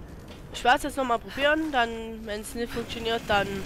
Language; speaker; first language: German; native; German